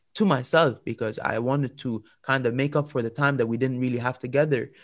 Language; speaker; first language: English; non-native, fluent; Arabic